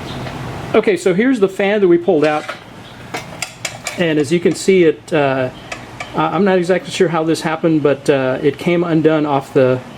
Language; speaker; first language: English; native; English